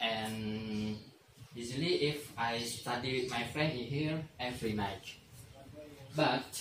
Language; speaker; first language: English; non-native, learner; Indonesian